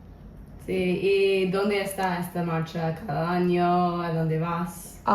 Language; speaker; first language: Spanish; non-native, local second language; English